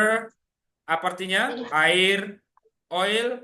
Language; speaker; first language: Indonesian; native; Indonesian